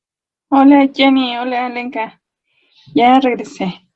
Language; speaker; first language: Spanish; native; Spanish